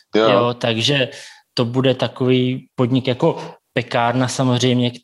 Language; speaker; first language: Czech; non-native, fluent; Russian